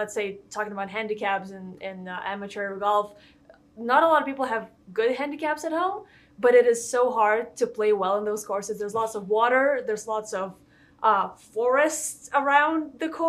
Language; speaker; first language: English; non-native, fluent; Lithuanian